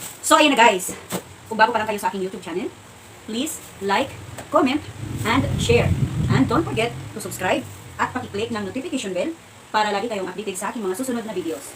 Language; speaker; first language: Filipino; non-native, local second language; Cebuano